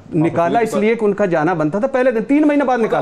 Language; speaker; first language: Urdu; native; Urdu